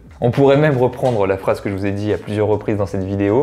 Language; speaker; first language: French; native; French